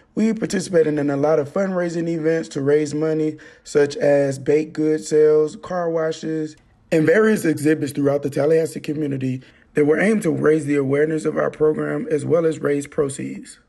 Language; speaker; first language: English; native; English